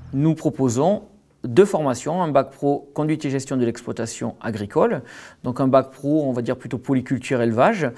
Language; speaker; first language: French; native; French